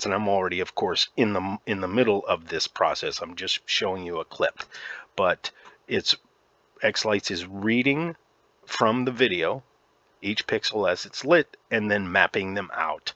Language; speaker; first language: English; native; English